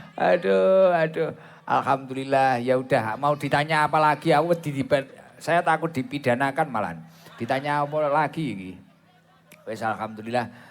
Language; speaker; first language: Indonesian; non-native, local second language; Javanese